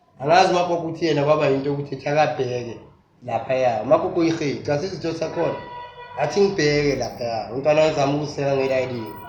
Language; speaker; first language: Zulu; native; Zulu